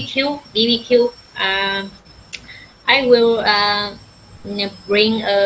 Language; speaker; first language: English; non-native, learner; Vietnamese